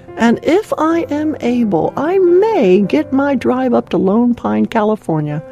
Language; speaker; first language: English; native; English